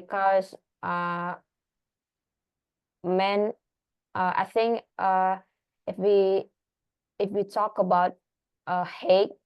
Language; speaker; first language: English; non-native, learner; Indonesian